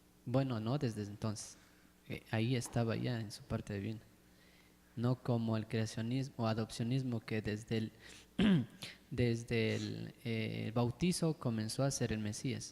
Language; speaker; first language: Spanish; native; Spanish